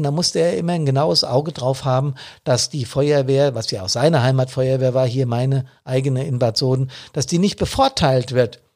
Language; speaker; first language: German; native; German